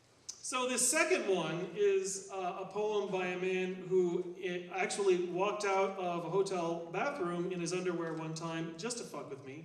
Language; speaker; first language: English; native; English